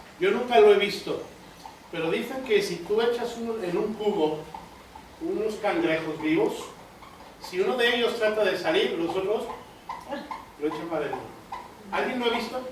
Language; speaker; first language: Spanish; native; Spanish